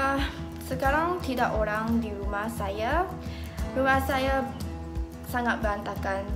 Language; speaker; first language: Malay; non-native, learner; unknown